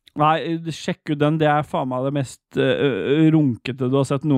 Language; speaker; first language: Norwegian; native; Norwegian